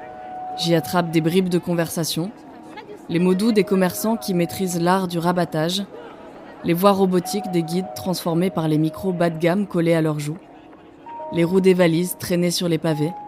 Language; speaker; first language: French; native; French